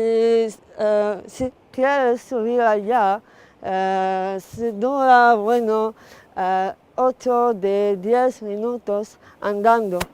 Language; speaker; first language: Spanish; non-native, fluent; Arabic